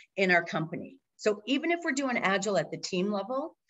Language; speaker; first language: English; native; English